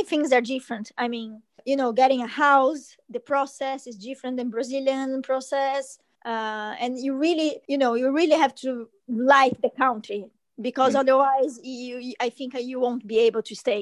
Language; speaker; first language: English; non-native, fluent; Portuguese